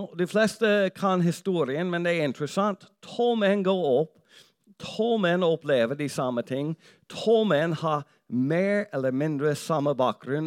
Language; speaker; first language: Norwegian; non-native, fluent; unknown